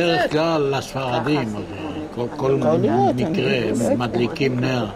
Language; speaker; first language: Hebrew; non-native, local second language; Yiddish